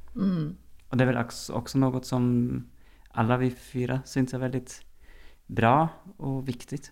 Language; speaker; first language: Norwegian; non-native, fluent; German